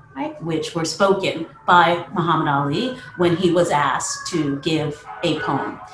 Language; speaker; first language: English; native; English